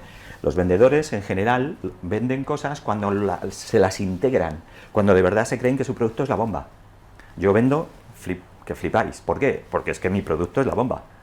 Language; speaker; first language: Spanish; native; Spanish